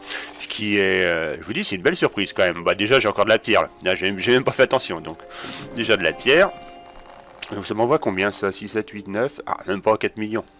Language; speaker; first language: French; native; French